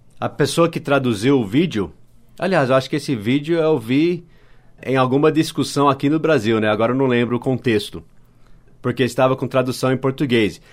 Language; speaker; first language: Portuguese; non-native, fluent; English